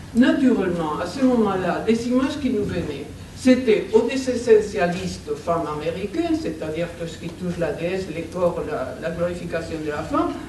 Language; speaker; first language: French; non-native, fluent; Spanish